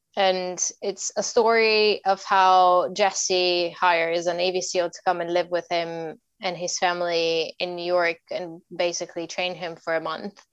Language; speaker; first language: English; non-native, fluent; Bulgarian